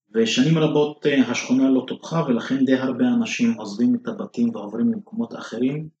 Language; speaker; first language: Hebrew; non-native, local second language; Arabic